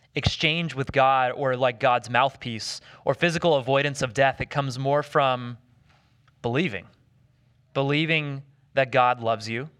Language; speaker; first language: English; native; English